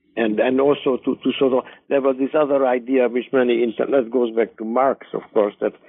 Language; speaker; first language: English; non-native, fluent; Hungarian